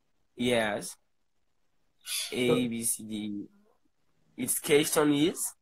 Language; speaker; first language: English; non-native, learner; Portuguese